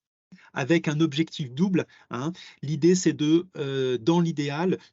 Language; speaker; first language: French; native; French